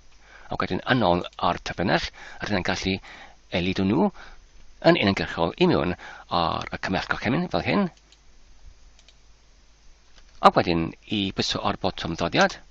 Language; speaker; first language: Welsh; non-native, learner; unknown